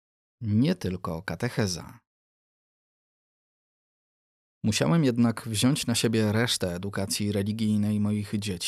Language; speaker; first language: Polish; native; Polish